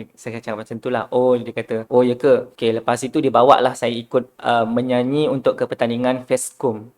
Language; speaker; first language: Malay; native; Malay